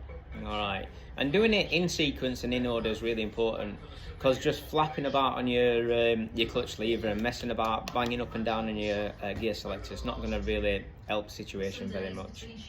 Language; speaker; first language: English; native; English